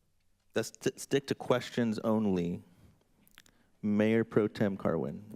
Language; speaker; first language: English; native; English